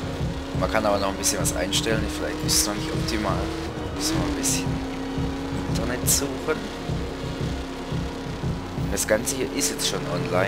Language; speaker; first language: German; native; German